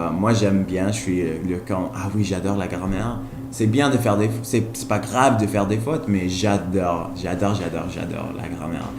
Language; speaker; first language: French; non-native, fluent; Spanish